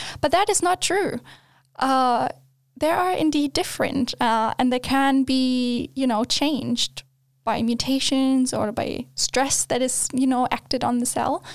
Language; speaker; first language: English; non-native, fluent; German